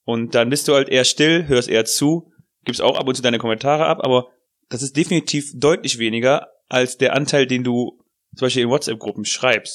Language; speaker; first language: German; native; German